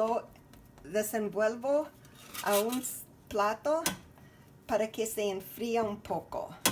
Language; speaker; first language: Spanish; non-native, learner; English